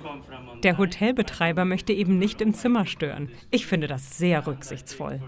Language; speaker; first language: German; native; German